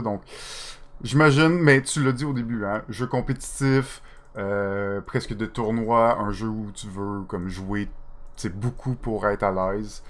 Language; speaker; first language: French; native; French